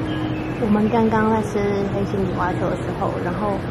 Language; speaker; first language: Chinese; native; Chinese